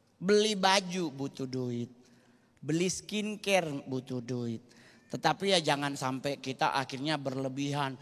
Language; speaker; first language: Indonesian; native; Indonesian